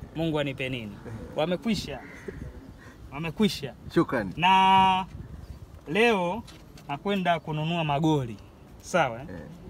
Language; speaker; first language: Swahili; native; Swahili